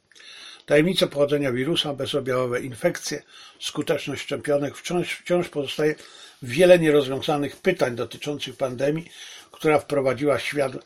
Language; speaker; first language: Polish; native; Polish